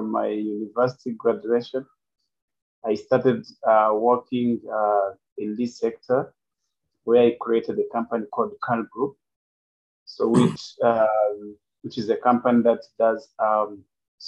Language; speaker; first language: English; non-native, local second language; Kinyarwanda